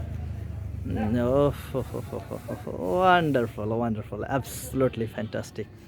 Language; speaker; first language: English; non-native, local second language; Bangla